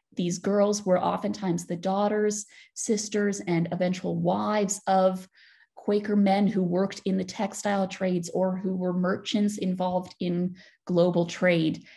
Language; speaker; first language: English; native; English